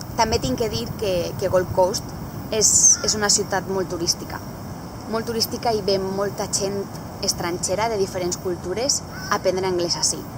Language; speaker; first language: Catalan; native; Catalan